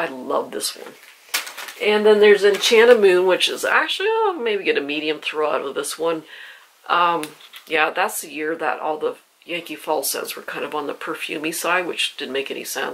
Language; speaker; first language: English; native; English